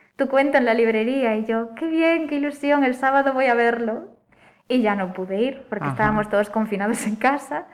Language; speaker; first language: Spanish; native; Spanish